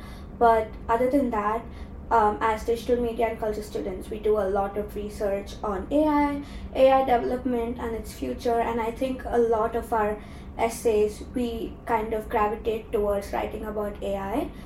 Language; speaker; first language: English; non-native, local second language; Tamil